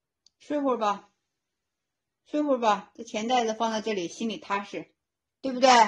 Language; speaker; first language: Chinese; native; Chinese